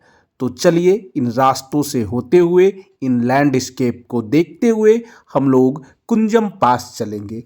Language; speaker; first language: Hindi; native; Hindi